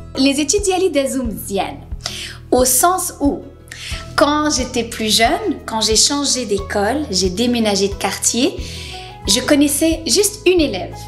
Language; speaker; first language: French; native; French